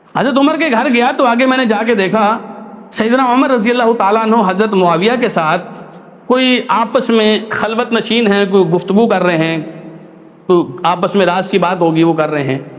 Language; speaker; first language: Urdu; non-native, local second language; Punjabi